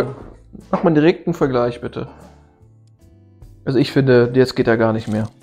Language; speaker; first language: German; native; German